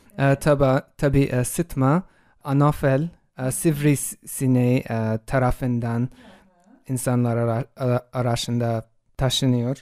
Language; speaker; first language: Turkish; non-native, fluent; English